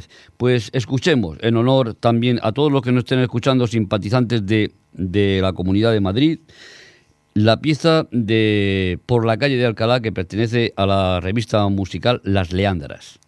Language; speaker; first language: Spanish; native; Spanish